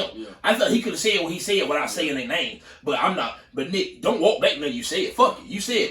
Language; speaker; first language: English; native; English